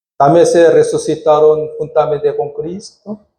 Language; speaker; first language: Spanish; non-native, fluent; Korean